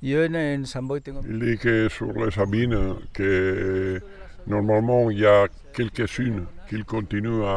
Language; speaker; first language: French; non-native, learner; Spanish